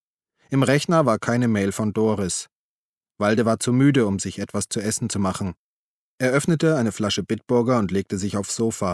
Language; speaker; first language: German; native; German